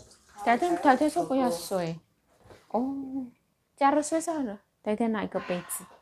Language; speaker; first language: Chinese; non-native, learner; Indonesian